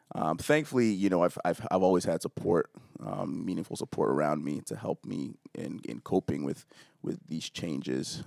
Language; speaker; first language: English; early bilingual, other home language; Akan